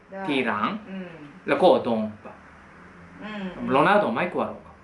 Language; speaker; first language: Thai; non-native, fluent; Japanese